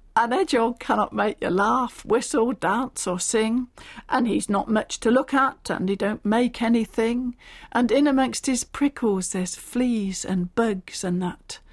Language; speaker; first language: English; native; English